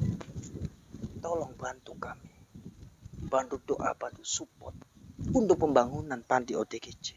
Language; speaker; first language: Indonesian; native; Indonesian